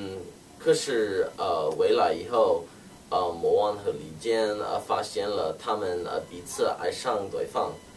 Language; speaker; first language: Chinese; non-native, learner; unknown